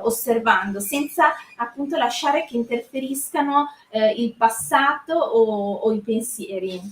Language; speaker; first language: Italian; native; Italian